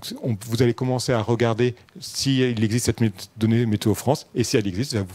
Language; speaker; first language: French; native; French